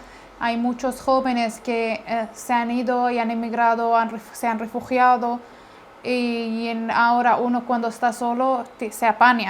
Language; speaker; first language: Spanish; non-native, fluent; Arabic